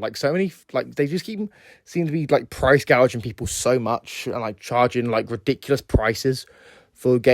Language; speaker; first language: English; native; English